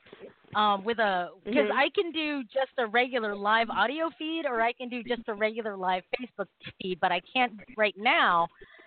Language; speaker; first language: English; native; English